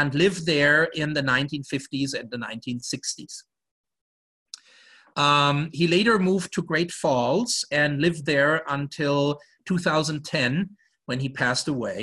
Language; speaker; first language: English; non-native, fluent; German